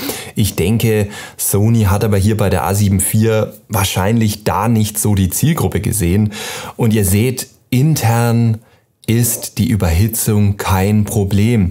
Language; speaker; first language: German; native; German